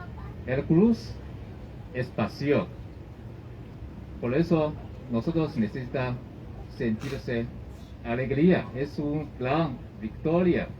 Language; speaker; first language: Spanish; non-native, learner; Chinese